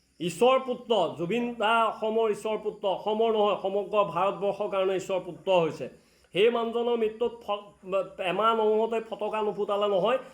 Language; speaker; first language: Assamese; native; Assamese